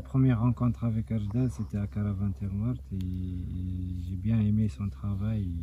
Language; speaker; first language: French; non-native, local second language; Arabic